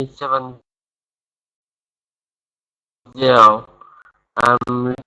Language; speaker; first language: English; non-native, learner; Vietnamese